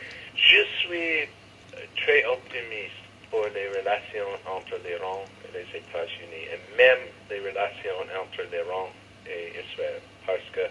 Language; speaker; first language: French; non-native, fluent; English